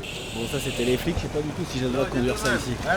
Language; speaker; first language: French; native; French